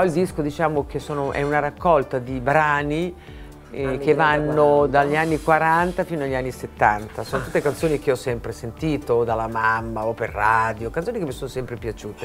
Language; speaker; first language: Italian; native; Italian